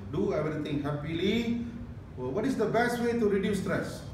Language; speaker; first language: English; non-native, local second language; Malay